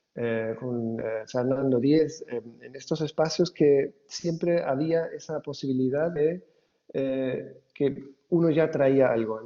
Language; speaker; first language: Spanish; non-native, fluent; German